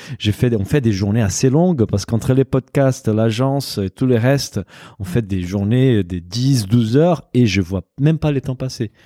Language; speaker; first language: French; non-native, fluent; Portuguese